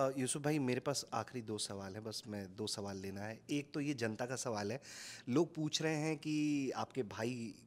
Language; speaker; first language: Hindi; native; Hindi